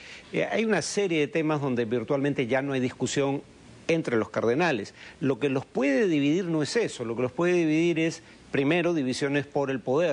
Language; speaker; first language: Spanish; native; Spanish